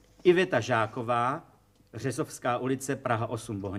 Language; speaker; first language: Czech; native; Czech